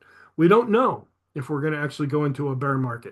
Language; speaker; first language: English; native; English